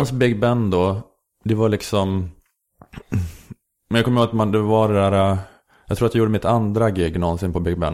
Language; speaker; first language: Swedish; native; Swedish